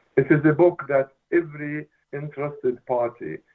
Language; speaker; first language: English; non-native, fluent; Arabic